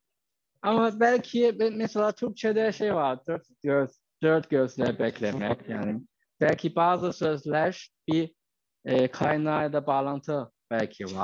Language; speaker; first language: Turkish; non-native, fluent; Chinese